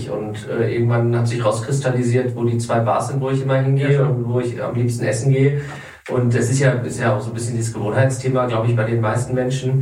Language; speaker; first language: German; native; German